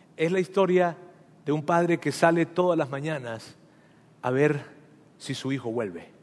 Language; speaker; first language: Spanish; native; Spanish